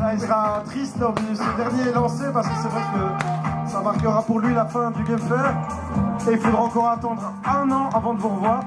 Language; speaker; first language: French; native; French